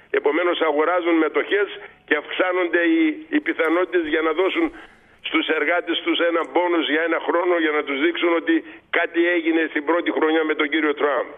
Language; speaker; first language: Greek; native; Greek